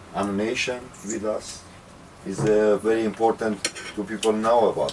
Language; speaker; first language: English; non-native, learner; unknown